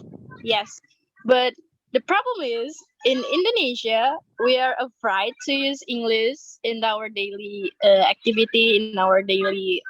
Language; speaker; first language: English; non-native, learner; Indonesian